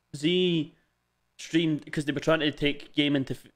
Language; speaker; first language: English; native; English